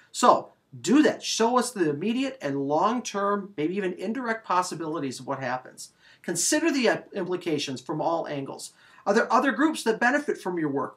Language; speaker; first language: English; native; English